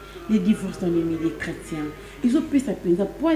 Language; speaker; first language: French; non-native, local second language; Lingala